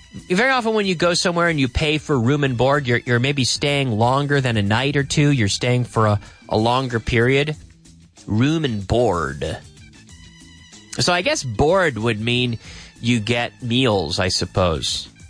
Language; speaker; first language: English; native; English